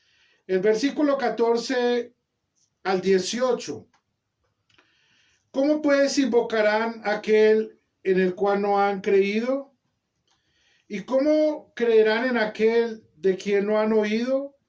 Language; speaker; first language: Spanish; native; Spanish